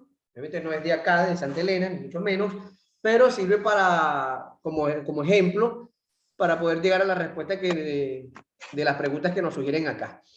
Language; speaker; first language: Spanish; native; Spanish